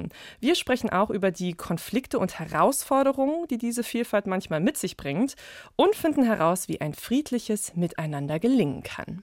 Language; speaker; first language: German; native; German